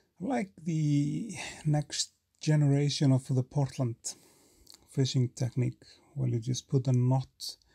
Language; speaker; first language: English; non-native, fluent; Icelandic